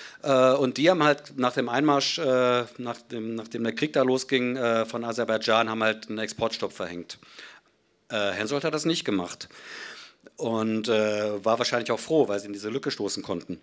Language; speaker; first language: German; native; German